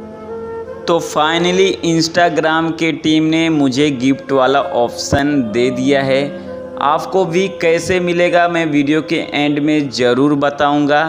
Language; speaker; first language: Hindi; native; Hindi